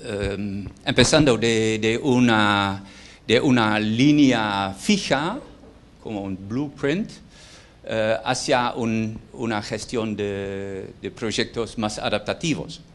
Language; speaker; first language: Spanish; non-native, fluent; Dutch